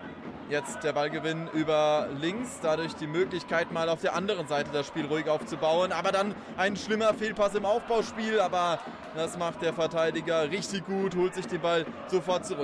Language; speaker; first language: German; native; German